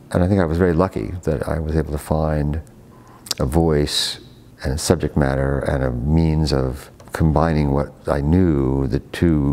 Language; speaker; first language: English; native; English